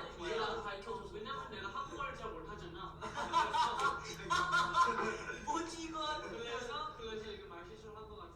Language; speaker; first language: Korean; early bilingual, heritage; Korean